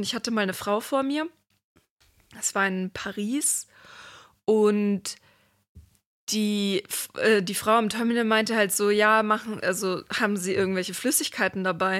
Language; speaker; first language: German; native; German